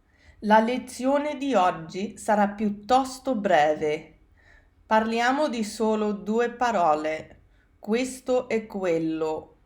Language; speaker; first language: Italian; non-native, fluent; English